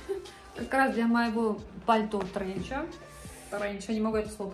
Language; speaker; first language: Russian; native; Russian